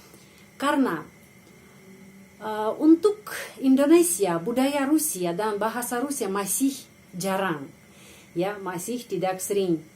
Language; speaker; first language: Indonesian; non-native, fluent; Russian